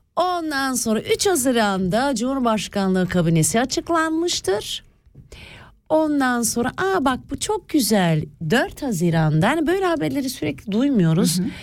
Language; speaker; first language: Turkish; early bilingual, heritage; Turkish